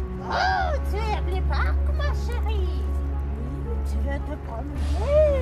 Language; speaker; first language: French; non-native, learner; Russian